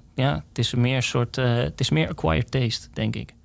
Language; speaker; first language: Dutch; native; Dutch